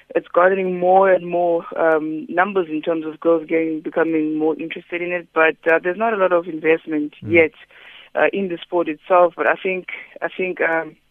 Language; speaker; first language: English; non-native, local second language; Xhosa